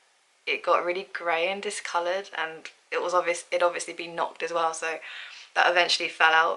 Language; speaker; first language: English; native; English